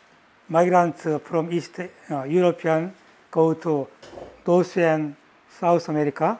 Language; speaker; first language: English; non-native, learner; Korean